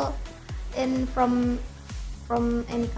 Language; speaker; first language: English; non-native, learner; Indonesian